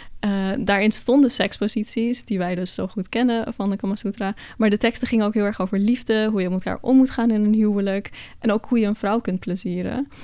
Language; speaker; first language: Dutch; early bilingual, other home language; Persian